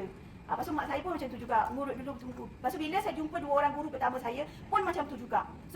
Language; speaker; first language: Malay; native; Malay